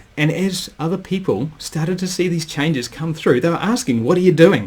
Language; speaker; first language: English; native; English